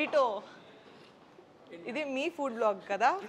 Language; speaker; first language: Telugu; non-native, local second language; Bangla